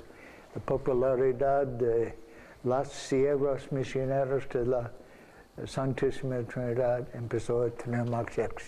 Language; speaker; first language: Spanish; non-native, fluent; English